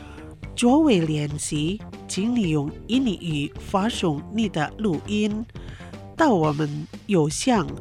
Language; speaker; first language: Chinese; non-native, fluent; Indonesian